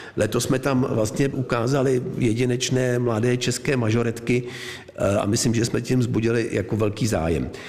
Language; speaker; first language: Czech; native; Czech